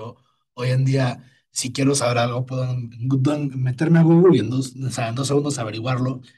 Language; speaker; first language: Spanish; native; Spanish